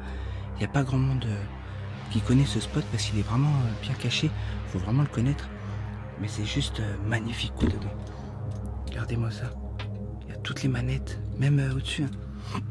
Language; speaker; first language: French; native; French